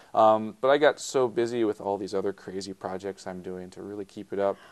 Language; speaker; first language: English; native; English